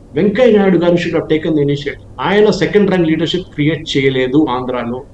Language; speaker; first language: Telugu; non-native, local second language; Malayalam